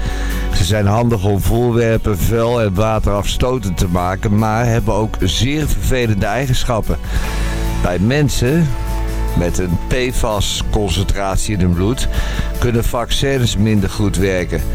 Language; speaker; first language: Dutch; native; Dutch